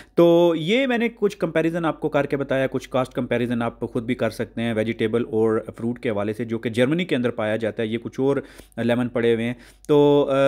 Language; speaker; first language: Urdu; native; Urdu